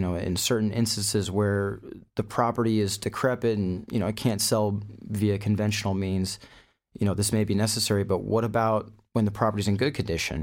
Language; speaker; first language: English; native; English